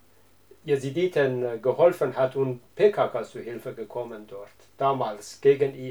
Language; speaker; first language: German; non-native, learner; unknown